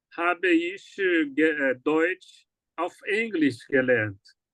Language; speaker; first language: German; non-native, learner; Portuguese